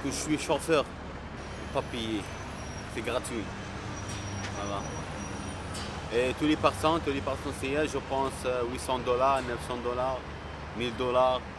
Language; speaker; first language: French; non-native, local second language; Arabic